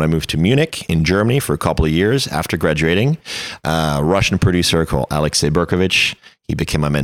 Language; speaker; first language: English; non-native, fluent; French